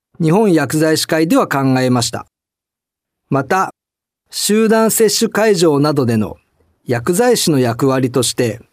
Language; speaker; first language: Japanese; native; Japanese